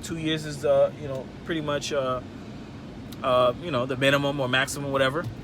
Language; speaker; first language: English; native; English